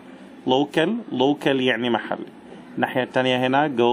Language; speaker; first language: Arabic; native; Arabic